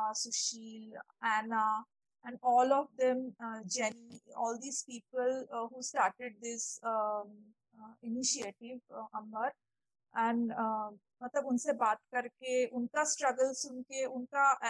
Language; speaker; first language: English; non-native, local second language; Bangla